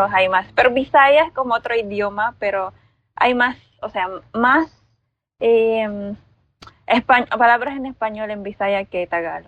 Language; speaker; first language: Spanish; non-native, learner; Filipino